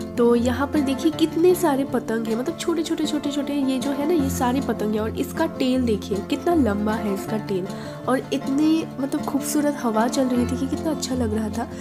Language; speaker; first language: Hindi; non-native, local second language; Bangla